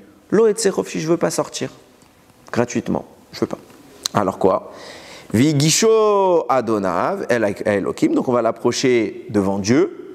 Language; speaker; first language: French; native; French